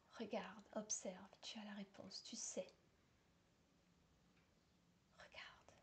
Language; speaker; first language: French; native; French